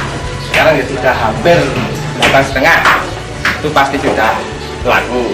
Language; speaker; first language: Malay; non-native, local second language; Javanese